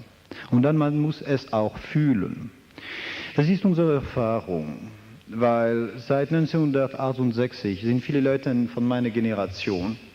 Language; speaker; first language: German; non-native, fluent; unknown